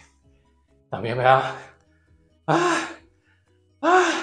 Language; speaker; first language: Spanish; non-native, learner; Japanese